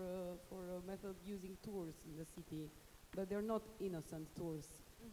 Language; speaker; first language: English; non-native, fluent; Romanian